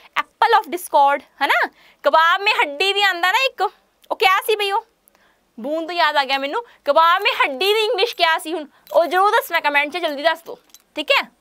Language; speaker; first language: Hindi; non-native, local second language; Punjabi